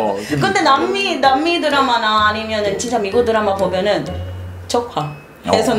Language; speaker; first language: Korean; non-native, fluent; Spanish